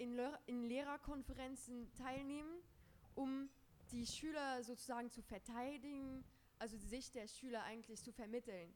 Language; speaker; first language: German; non-native, local second language; Luxembourgish